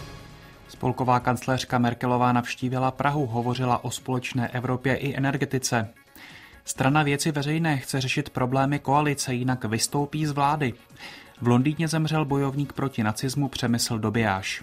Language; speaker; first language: Czech; native; Czech